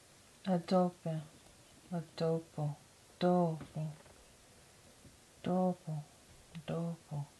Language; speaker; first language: Italian; non-native, learner; English